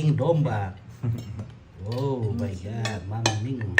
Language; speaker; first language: English; non-native, learner; Indonesian